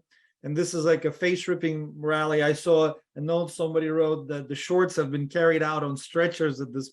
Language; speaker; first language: English; non-native, fluent; Russian